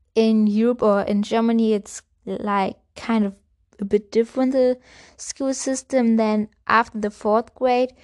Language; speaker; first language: English; non-native, fluent; German